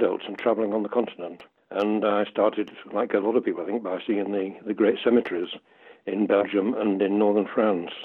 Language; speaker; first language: English; native; English